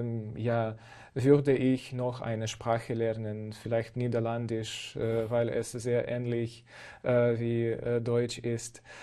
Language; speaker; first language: German; non-native, learner; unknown